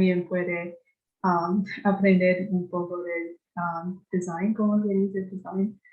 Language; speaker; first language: Spanish; non-native, fluent; English